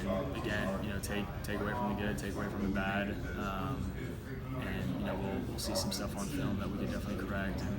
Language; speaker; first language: English; native; English